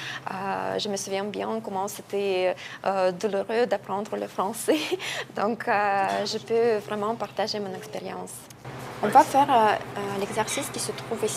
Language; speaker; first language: French; non-native, fluent; Russian